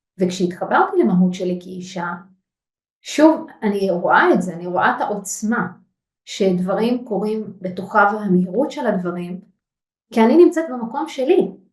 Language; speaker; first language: Hebrew; non-native, local second language; Arabic